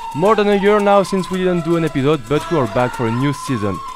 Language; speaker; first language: English; non-native, fluent; French